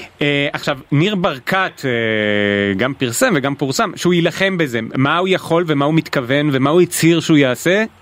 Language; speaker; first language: Hebrew; native; Hebrew